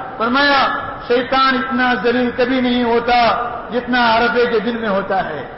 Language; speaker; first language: Urdu; non-native, local second language; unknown